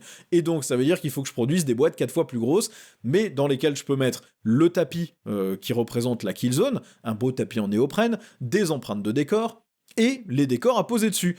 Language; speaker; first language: French; native; French